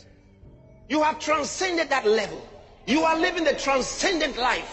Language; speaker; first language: English; non-native, local second language; Yoruba